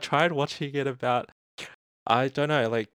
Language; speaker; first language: English; native; English